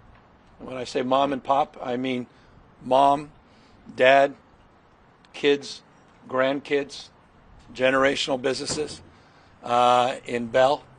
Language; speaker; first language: English; native; English